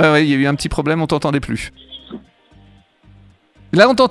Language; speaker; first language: French; native; French